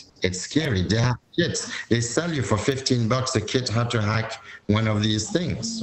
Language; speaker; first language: English; non-native, fluent; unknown